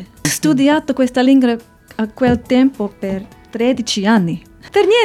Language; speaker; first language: Italian; non-native, fluent; English